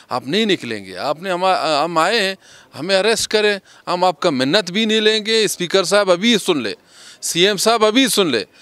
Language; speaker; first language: Urdu; non-native, local second language; Baluchi